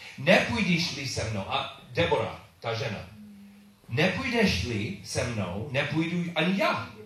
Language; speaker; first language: Czech; non-native, learner; English